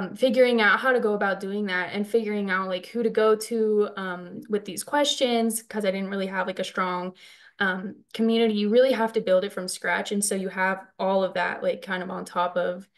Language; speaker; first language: English; native; English